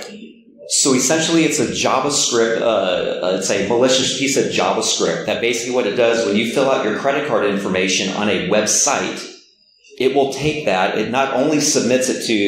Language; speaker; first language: English; native; English